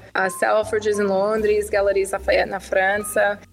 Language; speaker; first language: Portuguese; non-native, fluent; English